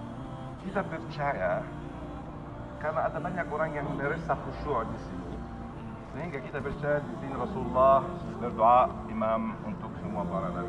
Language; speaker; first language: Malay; non-native, learner; Arabic